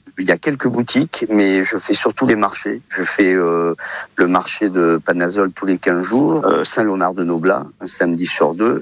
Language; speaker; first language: French; early bilingual, other home language; Portuguese